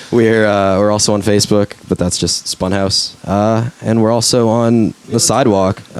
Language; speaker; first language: English; native; English